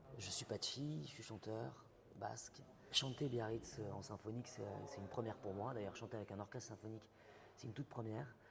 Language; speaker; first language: French; non-native, local second language; Basque